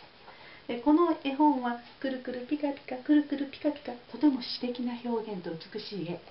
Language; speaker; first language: Japanese; native; Japanese